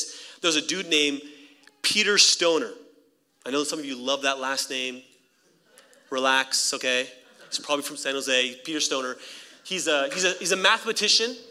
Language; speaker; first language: English; native; English